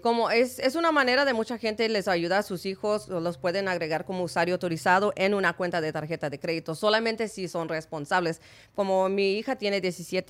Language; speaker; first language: Spanish; early bilingual, heritage; Spanish